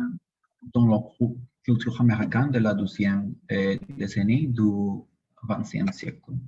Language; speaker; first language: French; non-native, learner; Spanish